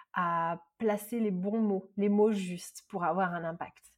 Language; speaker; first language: French; native; French